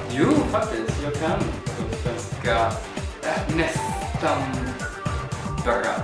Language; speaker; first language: Swedish; non-native, learner; Spanish